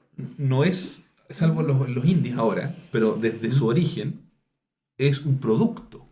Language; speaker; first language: Spanish; native; Spanish